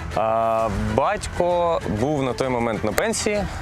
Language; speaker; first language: Ukrainian; native; Ukrainian